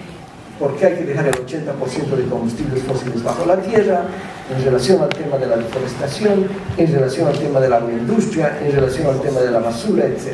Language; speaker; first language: Spanish; native; Spanish